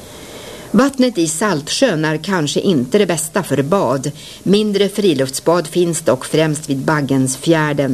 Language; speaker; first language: Swedish; native; Swedish